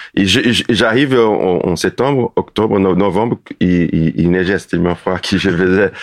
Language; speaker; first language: French; non-native, fluent; Portuguese